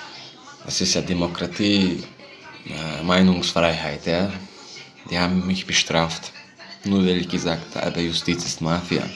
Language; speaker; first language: German; non-native, fluent; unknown